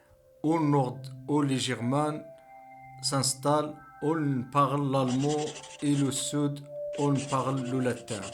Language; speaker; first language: French; non-native, learner; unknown